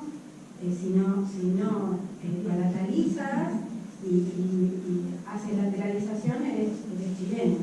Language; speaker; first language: Spanish; native; Spanish